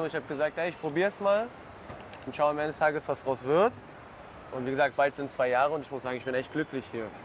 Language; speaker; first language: German; native; German